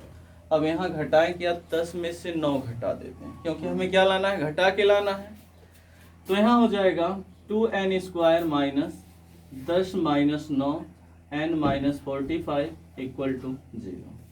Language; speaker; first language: Hindi; native; Hindi